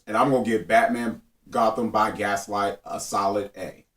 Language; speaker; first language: English; native; English